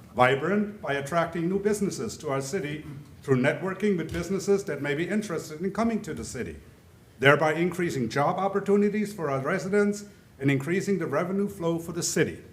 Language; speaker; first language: English; early bilingual, other home language; German